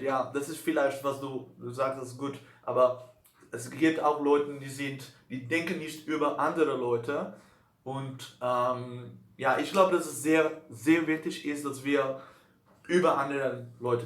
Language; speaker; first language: German; non-native, learner; Dutch